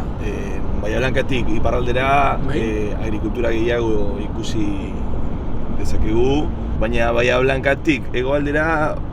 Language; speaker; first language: Basque; non-native, fluent; Spanish